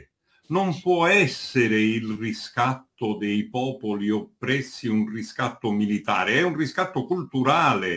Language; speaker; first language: Italian; native; Italian